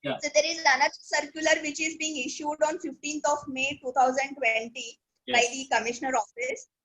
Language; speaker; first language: English; non-native, local second language; Marathi